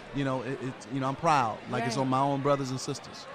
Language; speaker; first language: English; native; English